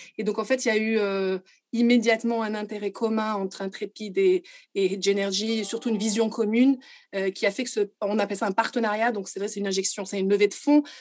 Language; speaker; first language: French; non-native, local second language; Arabic